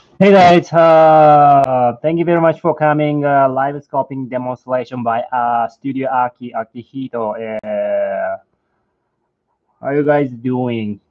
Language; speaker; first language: English; non-native, learner; Japanese